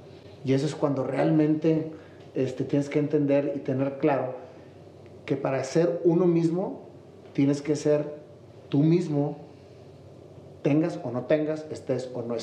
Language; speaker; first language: Spanish; native; Spanish